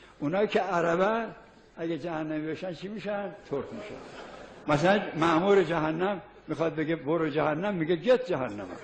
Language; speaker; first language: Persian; native; Persian